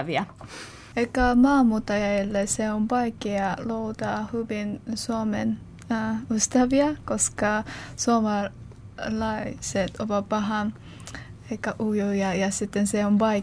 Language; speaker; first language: Finnish; non-native, learner; Korean